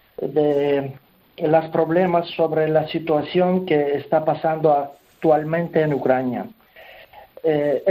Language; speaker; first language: Spanish; non-native, learner; Ukrainian